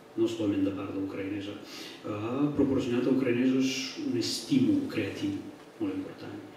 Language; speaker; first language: Catalan; non-native, fluent; Russian